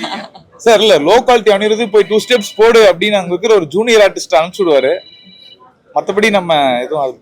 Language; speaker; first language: Tamil; native; Tamil